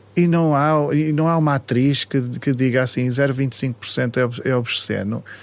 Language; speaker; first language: Portuguese; native; Portuguese